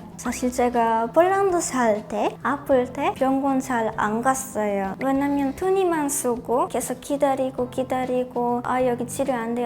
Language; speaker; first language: Korean; non-native, learner; Polish